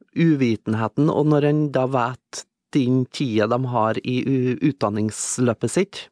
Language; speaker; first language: Norwegian; native; Norwegian